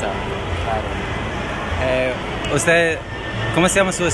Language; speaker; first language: Spanish; non-native, learner; English